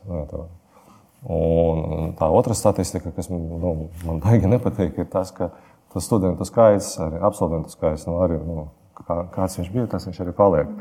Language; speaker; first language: Latvian; non-native, local second language; Russian